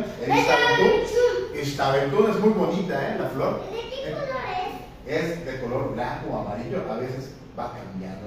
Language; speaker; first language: Spanish; native; Spanish